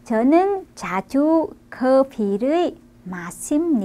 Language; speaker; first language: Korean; non-native, fluent; Vietnamese